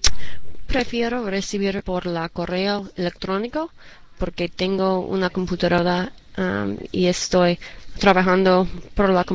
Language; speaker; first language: Spanish; non-native, learner; English